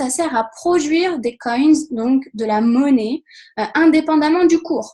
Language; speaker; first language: French; native; French